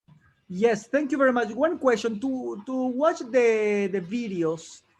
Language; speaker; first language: English; non-native, learner; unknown